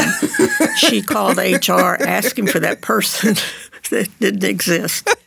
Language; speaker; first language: English; early bilingual, other home language; Spanish